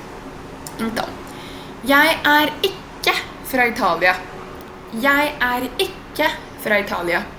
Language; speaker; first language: Norwegian; non-native, fluent; Portuguese